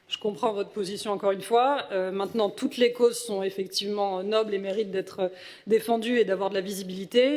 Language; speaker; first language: French; native; French